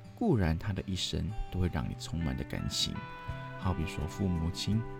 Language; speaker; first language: Chinese; non-native, local second language; Cantonese